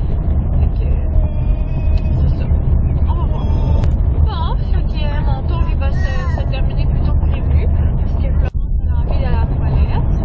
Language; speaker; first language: French; native; French